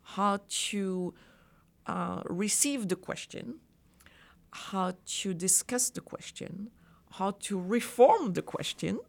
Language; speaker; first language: English; non-native, fluent; French